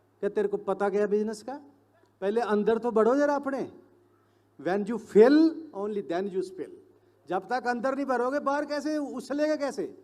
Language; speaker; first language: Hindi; non-native, local second language; Punjabi